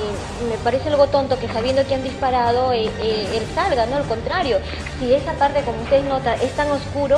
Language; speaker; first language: Spanish; native; Spanish